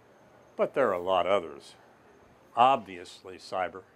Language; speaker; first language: English; native; English